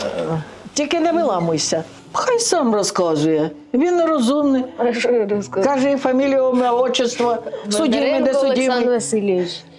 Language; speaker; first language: Ukrainian; native; Ukrainian